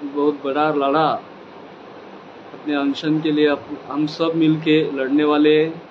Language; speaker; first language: Hindi; non-native, local second language; Marathi